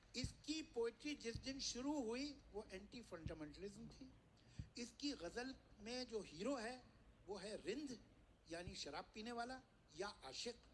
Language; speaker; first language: Urdu; native; Urdu